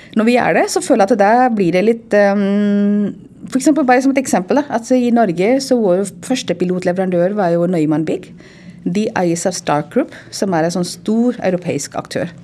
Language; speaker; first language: Norwegian; non-native, fluent; Hindi